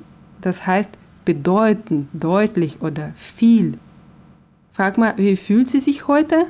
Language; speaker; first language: German; non-native, fluent; Russian